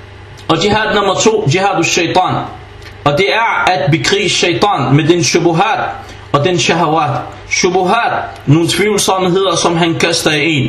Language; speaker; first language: Danish; early bilingual, other home language; Arabic